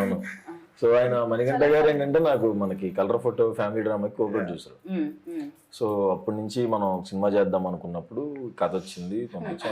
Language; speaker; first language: Telugu; native; Telugu